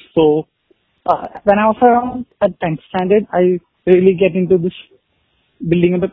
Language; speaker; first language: English; non-native, local second language; Malayalam